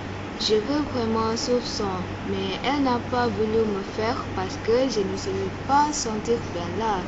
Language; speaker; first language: French; non-native, learner; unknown